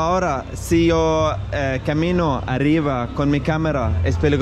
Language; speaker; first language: Spanish; non-native, learner; Arabic